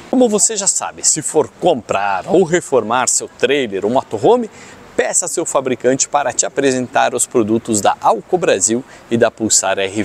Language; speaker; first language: Portuguese; native; Portuguese